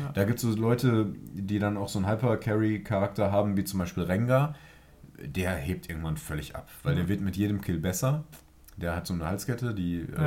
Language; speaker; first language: German; native; German